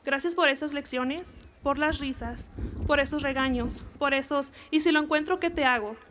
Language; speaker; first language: Spanish; early bilingual, other home language; English